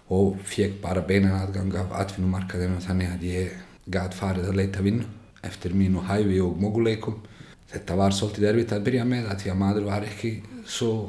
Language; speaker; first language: Icelandic; non-native, fluent; Bosnian